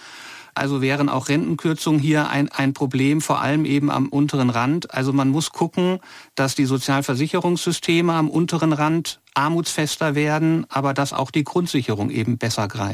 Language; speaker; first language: German; native; German